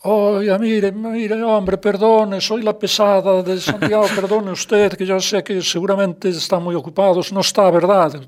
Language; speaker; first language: Spanish; non-native, local second language; Galician